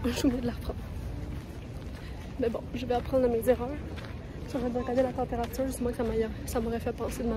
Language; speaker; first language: French; native; French